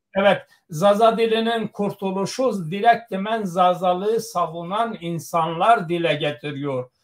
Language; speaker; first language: Turkish; non-native, local second language; Zaza